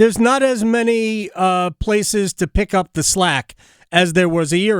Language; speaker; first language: English; native; English